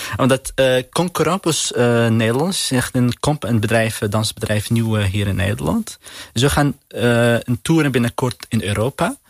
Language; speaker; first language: Dutch; non-native, learner; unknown